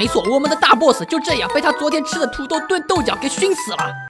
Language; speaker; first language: Chinese; native; Chinese